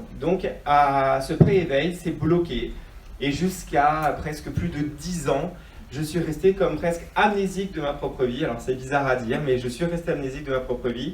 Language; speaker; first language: French; native; French